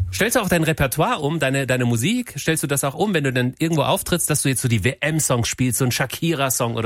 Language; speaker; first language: German; native; German